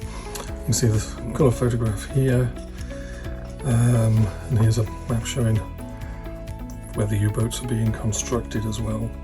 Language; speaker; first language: English; native; English